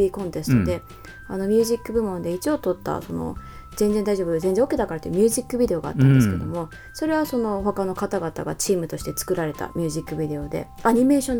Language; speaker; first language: Japanese; native; Japanese